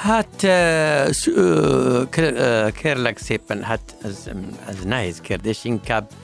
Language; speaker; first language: Hungarian; non-native, fluent; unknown